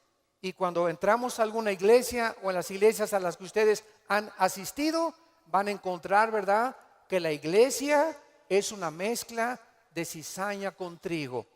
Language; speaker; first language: Spanish; native; Spanish